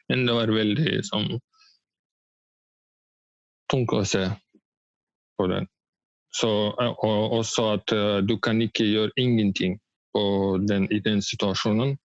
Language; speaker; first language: Norwegian; non-native, learner; Russian